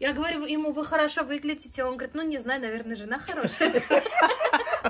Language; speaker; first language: Russian; native; Russian